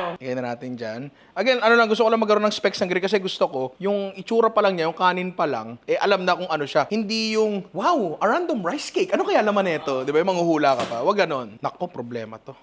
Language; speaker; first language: Filipino; native; Filipino